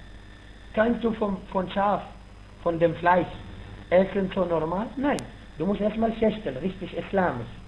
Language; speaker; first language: German; non-native, fluent; Arabic